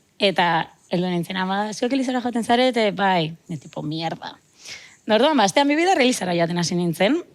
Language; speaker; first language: Basque; native; Basque